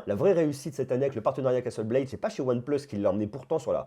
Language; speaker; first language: French; native; French